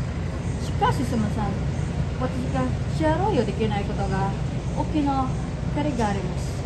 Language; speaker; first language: Japanese; non-native, learner; Filipino